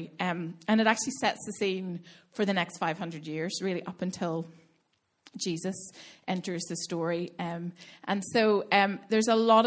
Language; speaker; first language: English; native; English